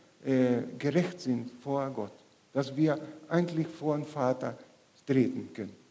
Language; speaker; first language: German; non-native, learner; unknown